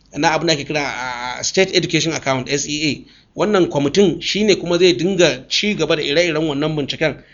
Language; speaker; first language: Hausa; native; Hausa